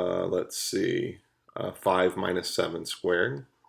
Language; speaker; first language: English; native; English